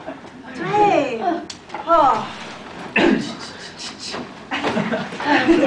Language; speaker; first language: Chinese; non-native, learner; English